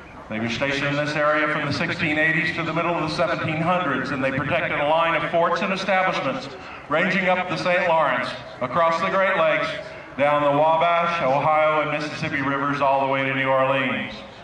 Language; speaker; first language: English; native; English